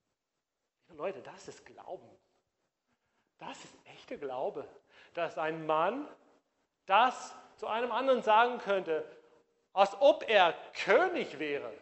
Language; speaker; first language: German; non-native, fluent; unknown